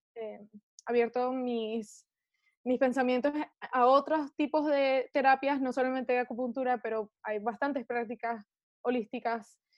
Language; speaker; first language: Spanish; early bilingual, heritage; Spanish